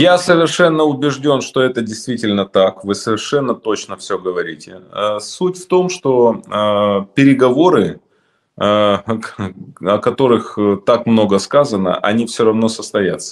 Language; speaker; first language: Russian; native; Russian